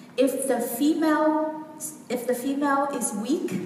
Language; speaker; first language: English; non-native, fluent; Vietnamese